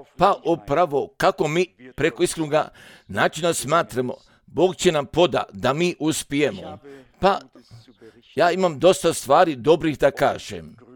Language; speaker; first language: Croatian; early bilingual, heritage; Serbian